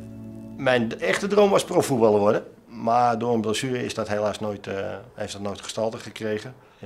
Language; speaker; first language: Dutch; native; Dutch